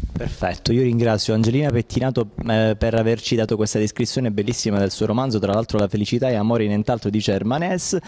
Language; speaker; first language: Italian; native; Italian